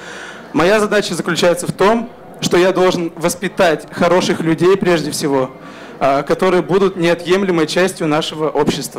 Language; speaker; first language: Russian; native; Russian